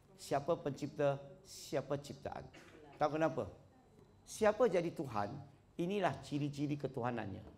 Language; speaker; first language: Malay; non-native, local second language; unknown